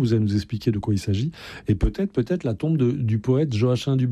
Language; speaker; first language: French; native; French